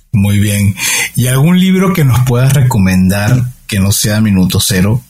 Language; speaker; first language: Spanish; native; Spanish